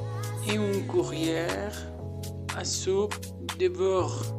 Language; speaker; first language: French; non-native, learner; Spanish